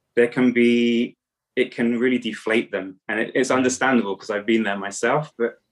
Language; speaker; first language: English; native; English